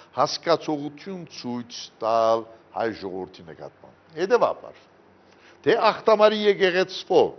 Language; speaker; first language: Armenian; early bilingual, heritage; Armenian